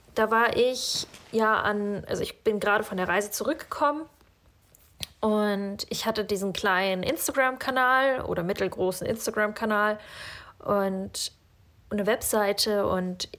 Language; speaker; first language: German; early bilingual, other home language; Russian